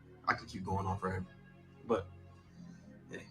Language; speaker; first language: English; native; English